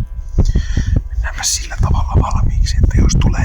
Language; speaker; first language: Finnish; native; Finnish